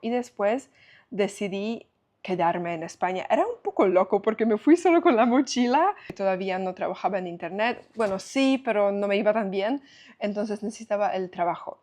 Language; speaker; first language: Spanish; non-native, fluent; Polish